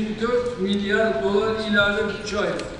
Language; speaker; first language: Turkish; native; Turkish